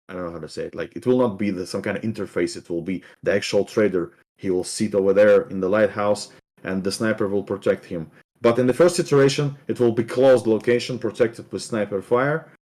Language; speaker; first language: English; non-native, fluent; Russian